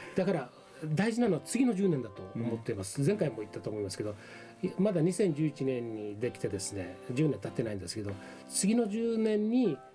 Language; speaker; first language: Japanese; native; Japanese